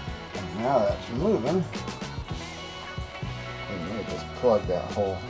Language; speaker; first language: English; native; English